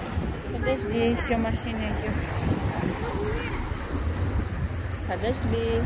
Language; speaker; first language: Russian; non-native, local second language; Tajik